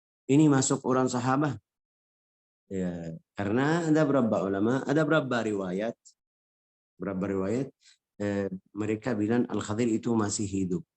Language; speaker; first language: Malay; non-native, fluent; Arabic